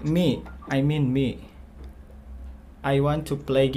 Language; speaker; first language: English; non-native, learner; Indonesian